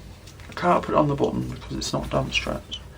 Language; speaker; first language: English; native; English